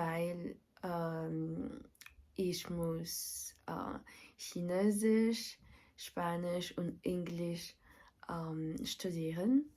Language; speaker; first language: German; non-native, learner; French